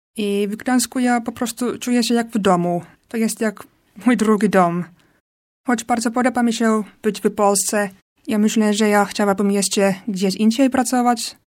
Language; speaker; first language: Polish; non-native, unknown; Finnish